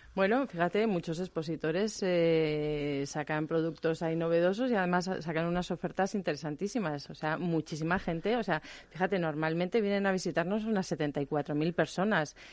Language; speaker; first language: Spanish; non-native, fluent; German